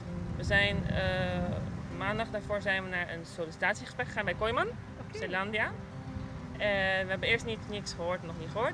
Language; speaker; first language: Dutch; non-native, local second language; Papiamento